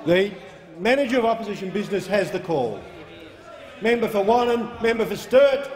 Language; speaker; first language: English; native; English